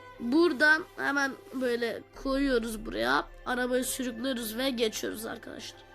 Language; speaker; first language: Turkish; native; Turkish